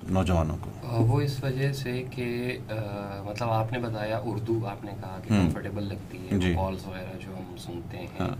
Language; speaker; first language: Urdu; native; Urdu